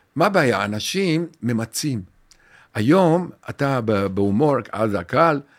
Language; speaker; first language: Hebrew; non-native, fluent; Romanian